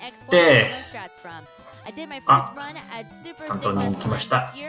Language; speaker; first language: Japanese; non-native, learner; English